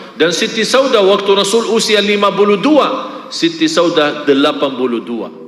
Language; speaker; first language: Malay; non-native, fluent; Arabic